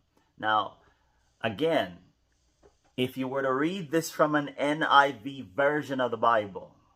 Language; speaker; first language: English; native; English